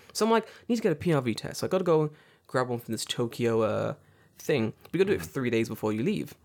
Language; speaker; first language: English; native; English